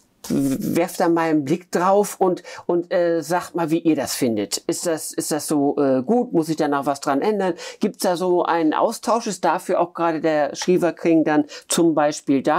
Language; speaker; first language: German; native; German